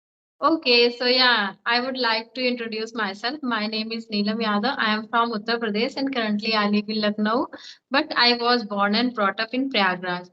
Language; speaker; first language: English; non-native, learner; Hindi